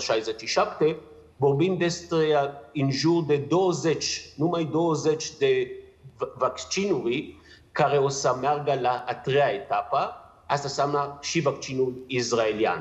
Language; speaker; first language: Romanian; non-native, learner; Hebrew